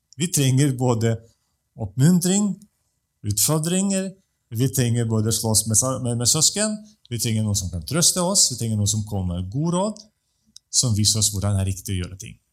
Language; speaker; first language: Norwegian; non-native, fluent; Russian